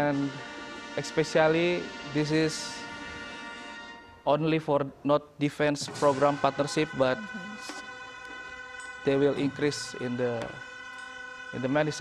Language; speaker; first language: English; non-native, learner; Indonesian